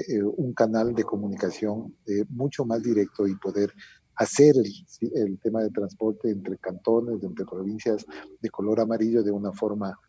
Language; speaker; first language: Spanish; native; Spanish